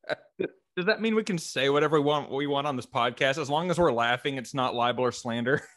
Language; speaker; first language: English; native; English